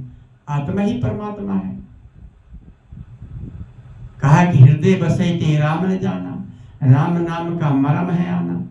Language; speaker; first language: Hindi; native; Hindi